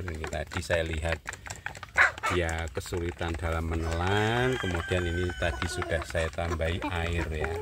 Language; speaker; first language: Indonesian; native; Indonesian